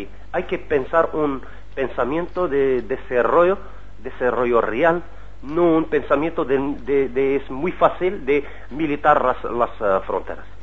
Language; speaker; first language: Spanish; non-native, learner; Arabic